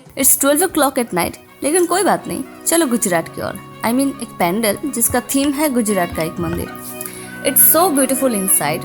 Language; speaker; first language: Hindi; non-native, local second language; Bangla